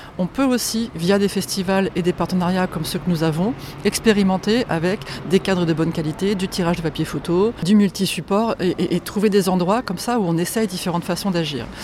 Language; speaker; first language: French; non-native, fluent; Polish